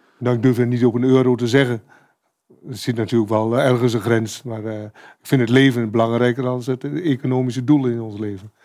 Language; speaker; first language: Dutch; native; Dutch